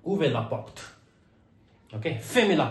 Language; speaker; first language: French; non-native, learner; Hindi